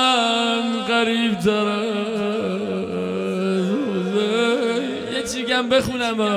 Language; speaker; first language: Persian; native; Persian